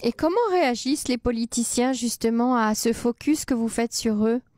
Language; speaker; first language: French; native; French